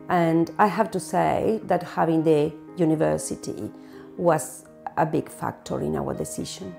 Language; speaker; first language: English; non-native, fluent; Spanish